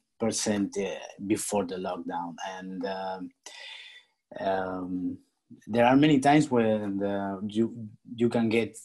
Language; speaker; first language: English; non-native, learner; Spanish